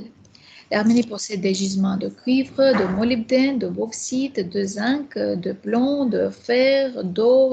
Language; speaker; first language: French; non-native, fluent; Armenian